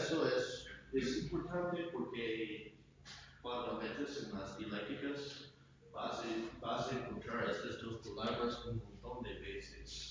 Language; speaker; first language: Spanish; non-native, fluent; English